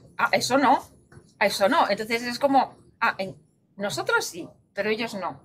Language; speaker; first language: Spanish; native; Spanish